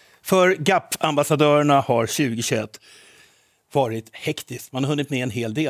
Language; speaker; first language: Swedish; native; Swedish